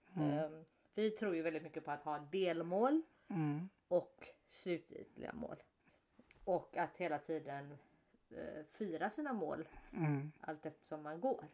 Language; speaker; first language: Swedish; native; Swedish